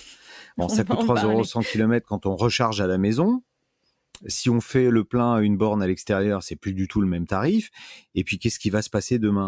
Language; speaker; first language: French; native; French